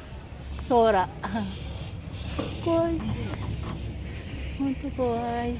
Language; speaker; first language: Japanese; non-native, learner; Filipino